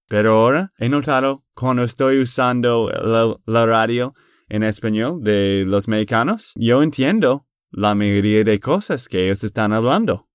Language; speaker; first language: Spanish; non-native, fluent; English